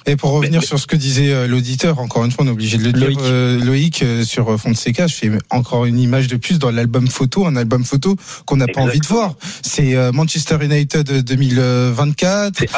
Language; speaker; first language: French; native; French